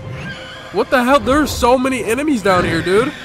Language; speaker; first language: English; native; English